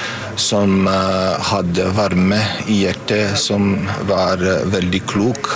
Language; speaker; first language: Norwegian; non-native, fluent; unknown